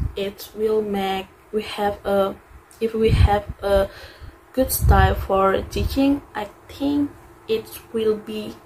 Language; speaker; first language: English; non-native, learner; Indonesian